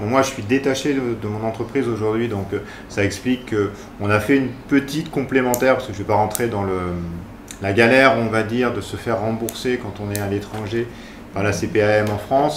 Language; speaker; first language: French; native; French